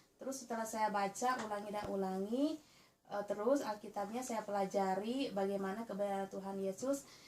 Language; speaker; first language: Indonesian; native; Indonesian